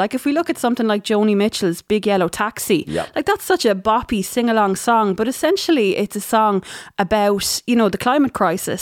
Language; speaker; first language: English; native; English